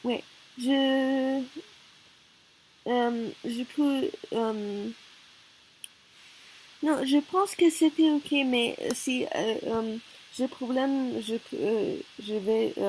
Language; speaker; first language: French; non-native, learner; Korean